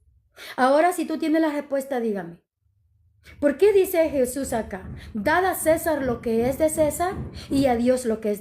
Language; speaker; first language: Spanish; native; Spanish